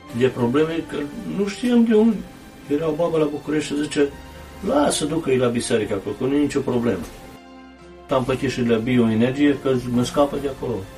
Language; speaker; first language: Romanian; early bilingual, heritage; Romanian